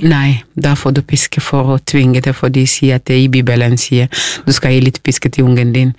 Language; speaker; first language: Norwegian; non-native, fluent; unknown